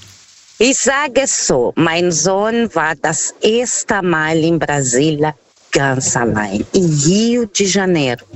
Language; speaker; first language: German; non-native, learner; Portuguese